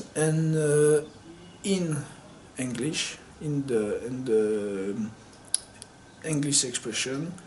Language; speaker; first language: English; non-native, learner; French